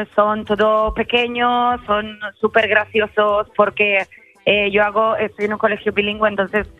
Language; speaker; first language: Spanish; non-native, fluent; German